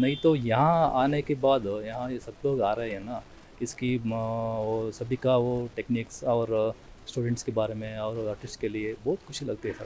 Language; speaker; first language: Hindi; non-native, local second language; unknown